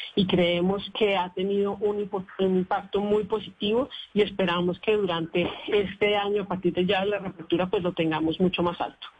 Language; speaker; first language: Spanish; native; Spanish